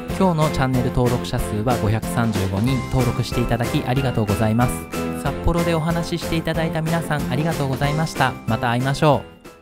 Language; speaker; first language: Japanese; native; Japanese